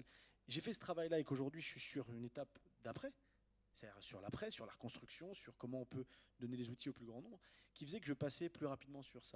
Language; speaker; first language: French; native; French